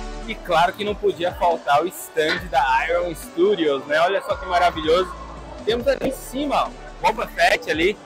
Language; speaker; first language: Portuguese; native; Portuguese